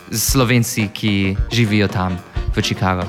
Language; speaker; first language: Slovenian; non-native, learner; English